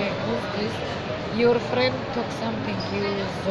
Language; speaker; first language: English; non-native, learner; Turkish